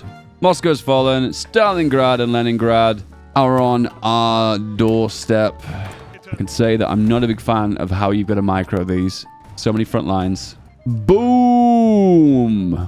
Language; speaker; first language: English; native; English